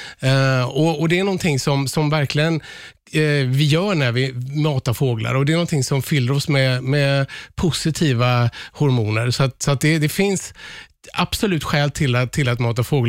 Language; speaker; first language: Swedish; native; Swedish